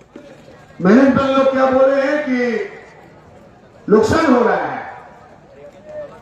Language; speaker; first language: Hindi; non-native, local second language; Bangla